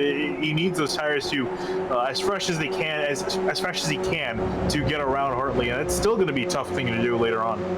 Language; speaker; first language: English; native; English